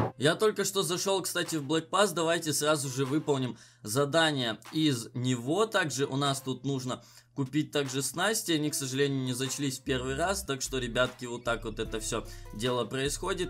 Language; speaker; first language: Russian; native; Russian